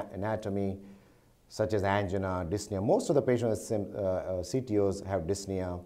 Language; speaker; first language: English; non-native, local second language; Gujarati